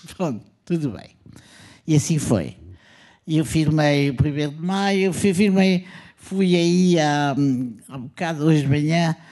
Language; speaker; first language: Portuguese; non-native, fluent; French